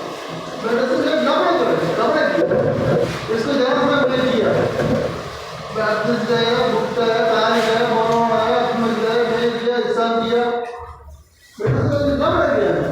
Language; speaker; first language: Hindi; non-native, learner; Bangla